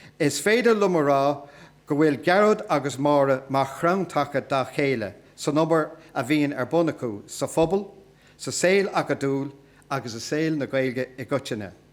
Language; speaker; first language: Irish; non-native, local second language; English